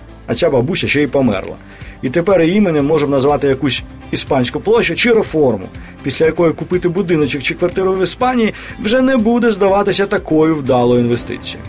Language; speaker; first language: Ukrainian; native; Ukrainian